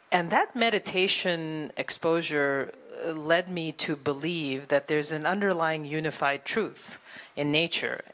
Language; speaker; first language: English; native; English